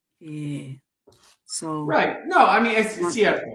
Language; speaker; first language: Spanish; non-native, fluent; English